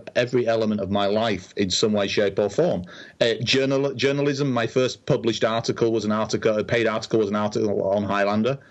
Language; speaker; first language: English; native; English